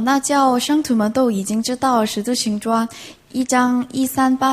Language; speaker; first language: Chinese; non-native, fluent; Korean